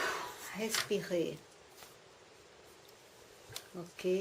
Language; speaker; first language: French; non-native, learner; Portuguese